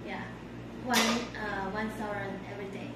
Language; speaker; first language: English; non-native, learner; Chinese